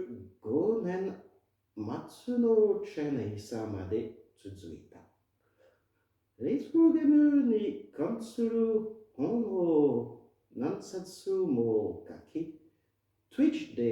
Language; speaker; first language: Japanese; non-native, fluent; French